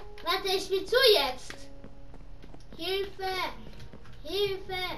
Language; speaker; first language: German; non-native, learner; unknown